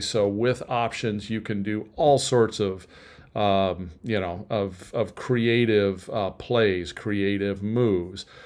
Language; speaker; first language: English; native; English